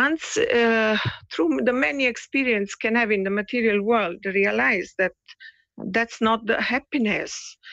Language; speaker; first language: English; non-native, fluent; Italian